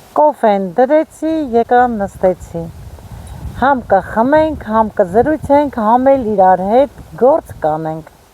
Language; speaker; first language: Armenian; native; Armenian